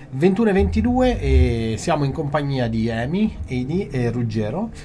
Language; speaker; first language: Italian; native; Italian